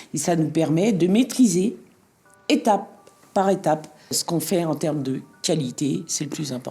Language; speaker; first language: French; native; French